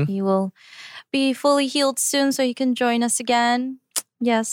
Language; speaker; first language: English; early bilingual, other home language; Korean